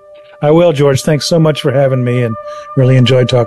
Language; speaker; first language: English; native; English